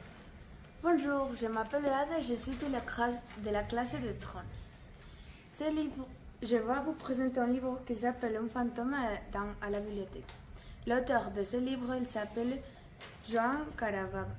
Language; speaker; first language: French; non-native, learner; Catalan